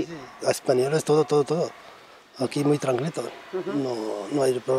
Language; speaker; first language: Spanish; non-native, learner; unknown